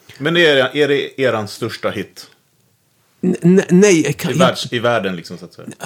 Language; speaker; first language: Swedish; native; Swedish